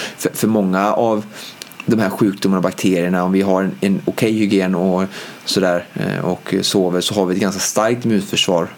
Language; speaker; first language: Swedish; native; Swedish